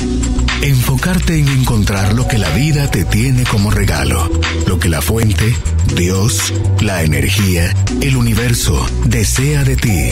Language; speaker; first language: Spanish; native; Spanish